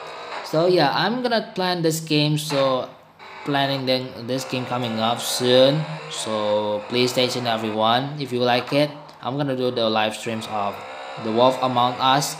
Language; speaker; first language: English; non-native, learner; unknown